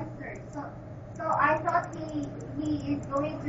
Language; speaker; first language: English; non-native, local second language; Filipino